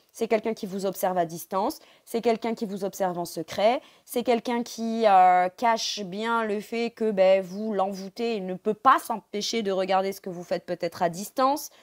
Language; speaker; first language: French; native; French